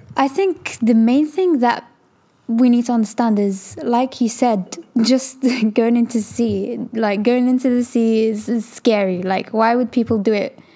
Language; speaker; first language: English; native; English